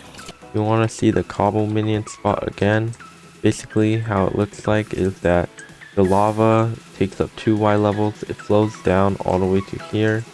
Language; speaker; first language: English; native; English